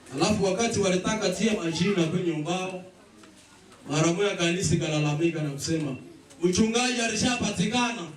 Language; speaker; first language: Swahili; native; Swahili